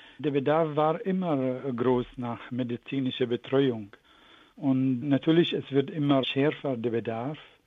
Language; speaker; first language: German; non-native, fluent; Arabic